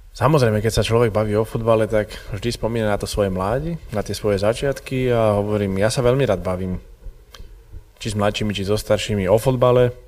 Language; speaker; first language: Slovak; native; Slovak